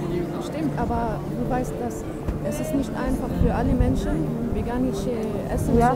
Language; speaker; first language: German; non-native, learner; Arabic